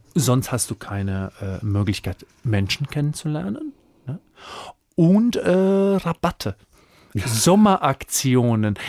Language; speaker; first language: German; non-native, fluent; Croatian